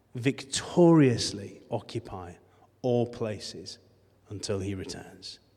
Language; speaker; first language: English; native; English